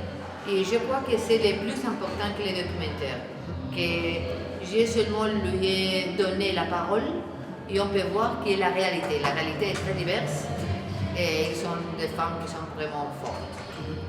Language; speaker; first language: French; non-native, learner; Spanish